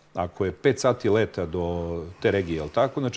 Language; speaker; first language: Serbian; native; Serbian